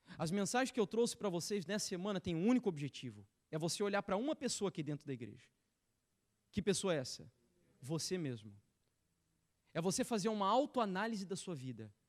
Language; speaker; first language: Portuguese; native; Portuguese